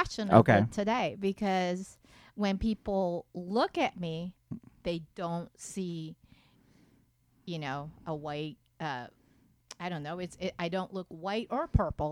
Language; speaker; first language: English; non-native, fluent; Japanese